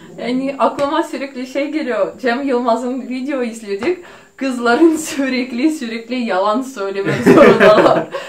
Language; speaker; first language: Turkish; non-native, fluent; Russian